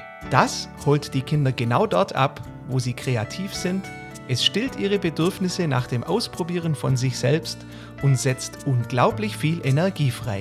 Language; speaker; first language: German; native; German